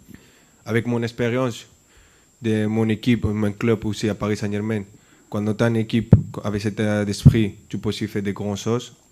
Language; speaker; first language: French; non-native, fluent; Spanish